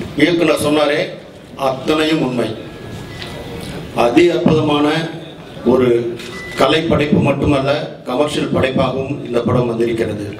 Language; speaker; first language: Tamil; native; Tamil